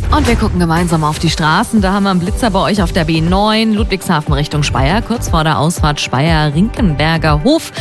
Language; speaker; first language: German; native; German